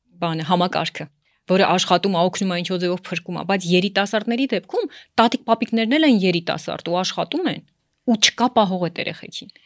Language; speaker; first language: Armenian; native; Armenian